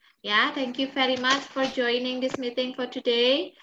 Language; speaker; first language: English; non-native, fluent; Balinese